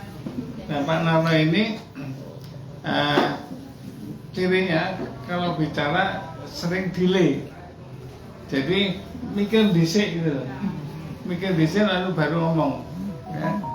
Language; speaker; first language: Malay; non-native, local second language; Javanese